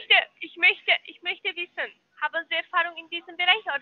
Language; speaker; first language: German; non-native, learner; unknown